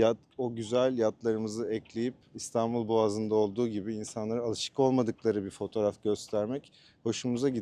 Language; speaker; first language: Turkish; native; Turkish